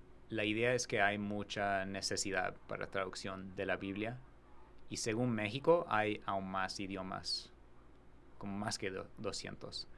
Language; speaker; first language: Spanish; non-native, fluent; English